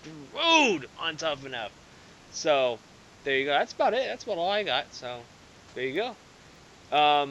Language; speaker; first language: English; native; English